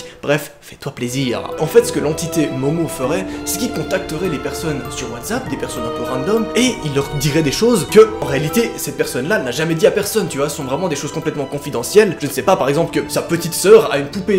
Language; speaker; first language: French; native; French